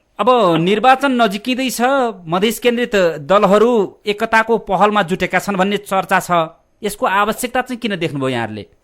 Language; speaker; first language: Nepali; native; Nepali